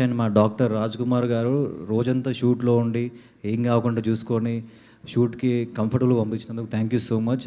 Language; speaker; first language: Telugu; native; Telugu